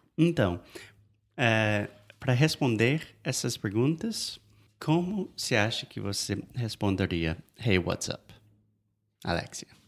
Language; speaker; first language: Portuguese; non-native, fluent; English